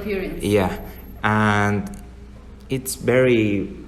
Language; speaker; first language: English; non-native, learner; Spanish